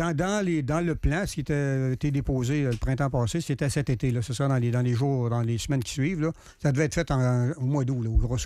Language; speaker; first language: French; native; French